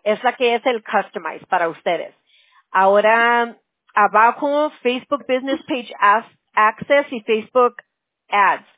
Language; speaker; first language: Spanish; early bilingual, heritage; Spanish